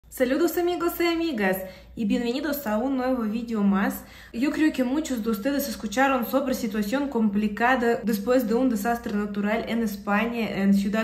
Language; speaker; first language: Spanish; non-native, fluent; Russian